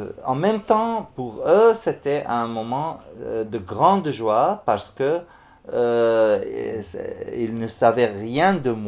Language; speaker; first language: French; non-native, fluent; Arabic